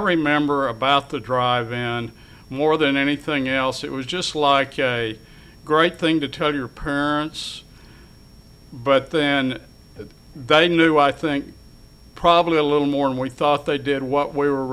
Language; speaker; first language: English; native; English